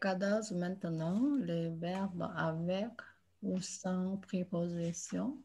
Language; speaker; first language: French; non-native, learner; Chinese